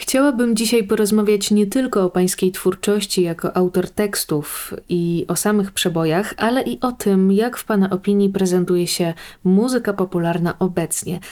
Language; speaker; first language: Polish; native; Polish